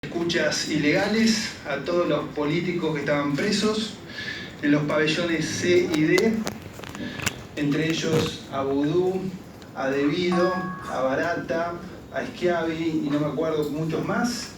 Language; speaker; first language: Spanish; native; Spanish